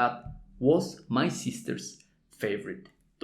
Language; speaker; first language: English; non-native, fluent; Spanish